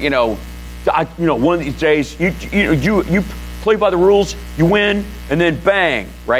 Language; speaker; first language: English; native; English